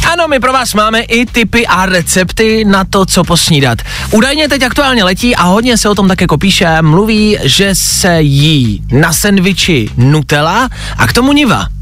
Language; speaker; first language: Czech; native; Czech